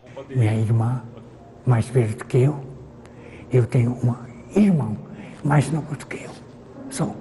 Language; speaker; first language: Portuguese; non-native, learner; Korean